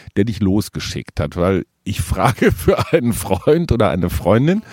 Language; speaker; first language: German; native; German